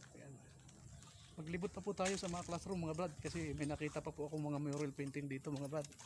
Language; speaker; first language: Filipino; non-native, local second language; Bikol